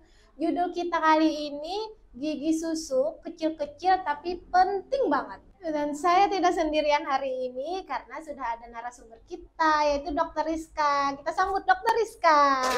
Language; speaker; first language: Indonesian; native; Indonesian